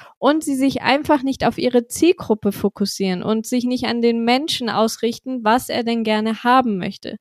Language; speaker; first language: German; native; German